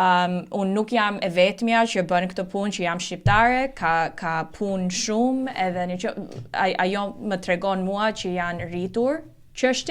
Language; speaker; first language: Albanian; early bilingual, heritage; Albanian